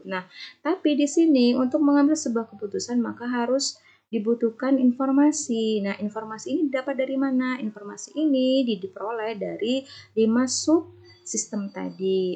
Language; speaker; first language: Indonesian; native; Indonesian